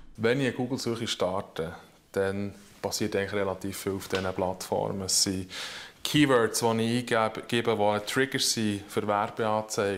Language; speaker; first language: German; native; German